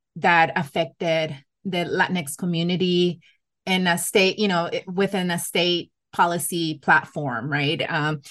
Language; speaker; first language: English; non-native, fluent; Spanish